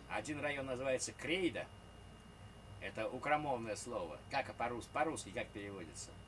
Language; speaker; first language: Russian; native; Russian